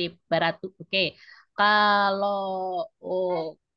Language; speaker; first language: Indonesian; native; Indonesian